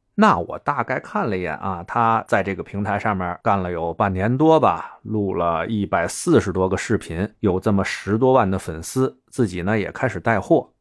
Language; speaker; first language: Chinese; native; Chinese